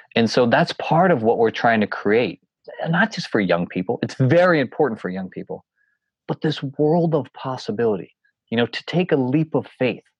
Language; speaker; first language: English; native; English